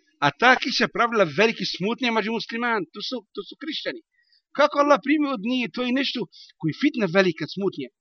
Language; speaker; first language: Bosnian; non-native, learner; Arabic